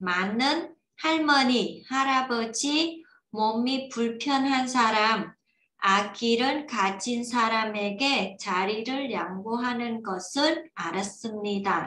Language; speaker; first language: Korean; non-native, learner; Vietnamese